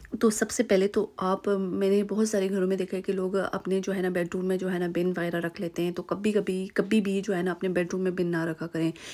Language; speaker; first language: Urdu; native; Urdu